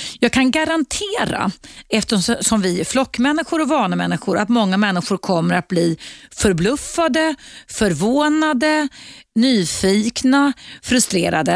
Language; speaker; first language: Swedish; native; Swedish